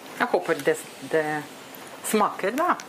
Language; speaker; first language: Norwegian; non-native, fluent; Russian